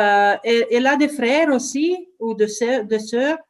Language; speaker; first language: French; non-native, learner; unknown